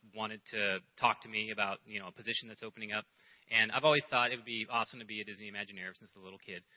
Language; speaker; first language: English; native; English